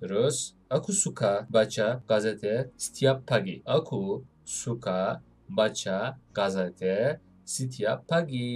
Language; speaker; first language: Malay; non-native, learner; Turkish